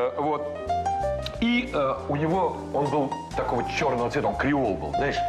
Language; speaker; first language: Russian; native; Russian